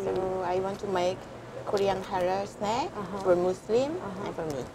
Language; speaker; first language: English; non-native, learner; Korean